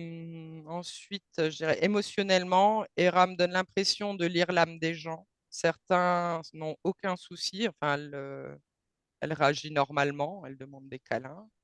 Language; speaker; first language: French; native; French